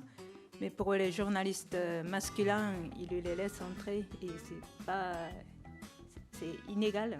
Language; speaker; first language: French; non-native, fluent; Japanese